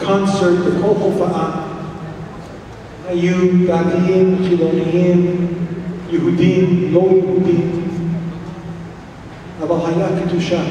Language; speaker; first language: Hebrew; non-native, fluent; English